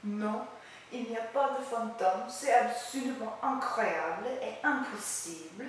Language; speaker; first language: French; non-native, learner; English